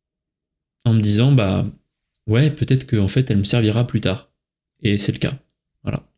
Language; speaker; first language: French; native; French